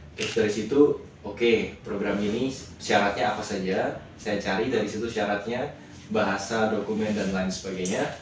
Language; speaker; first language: Indonesian; native; Indonesian